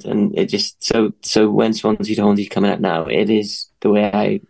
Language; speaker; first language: English; native; English